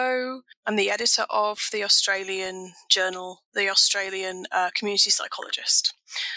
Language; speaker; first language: English; native; English